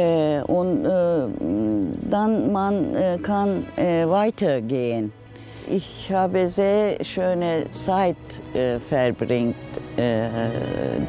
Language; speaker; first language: German; non-native, learner; Turkish